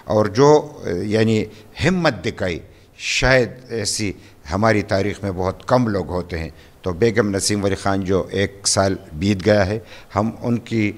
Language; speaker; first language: Urdu; non-native, local second language; Pashto